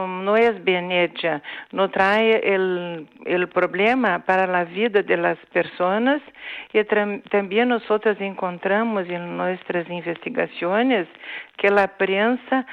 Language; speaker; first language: Spanish; non-native, fluent; Portuguese